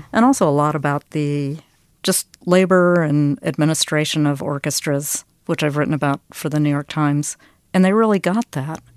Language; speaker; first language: English; native; English